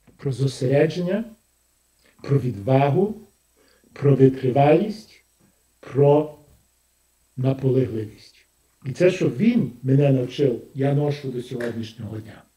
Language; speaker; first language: Ukrainian; early bilingual, heritage; Ukrainian